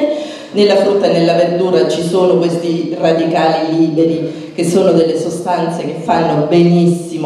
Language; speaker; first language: Italian; native; Italian